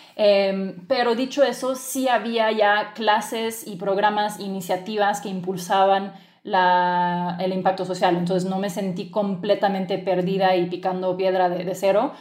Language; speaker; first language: Spanish; early bilingual, other home language; French